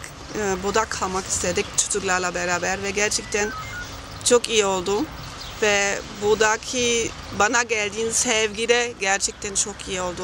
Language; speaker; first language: Turkish; non-native, fluent; German